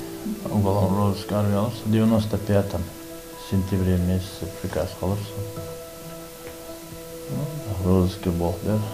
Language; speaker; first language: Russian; non-native, local second language; Ingush